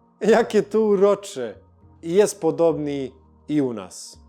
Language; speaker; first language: Polish; non-native, learner; Serbian